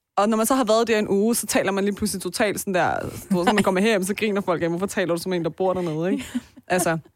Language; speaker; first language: Danish; native; Danish